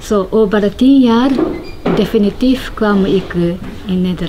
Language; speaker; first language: Dutch; non-native, learner; Japanese